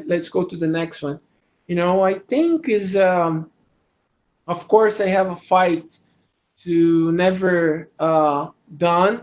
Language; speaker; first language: English; non-native, learner; Portuguese